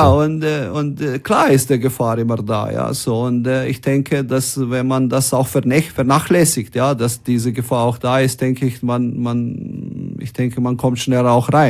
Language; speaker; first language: German; non-native, fluent; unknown